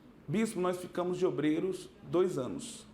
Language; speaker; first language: Portuguese; native; Portuguese